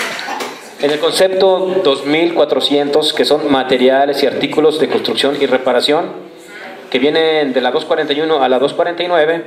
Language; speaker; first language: Spanish; native; Spanish